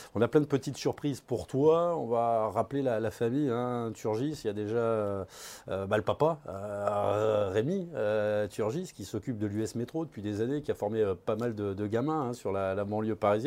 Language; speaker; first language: French; native; French